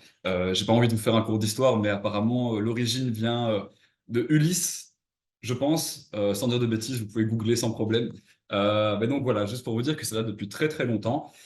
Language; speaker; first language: French; native; French